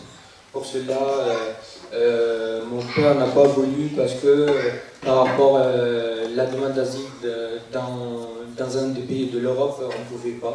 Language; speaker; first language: French; non-native, fluent; Arabic